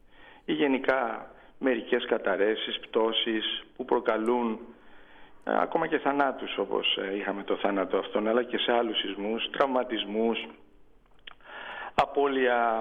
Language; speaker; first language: Greek; native; Greek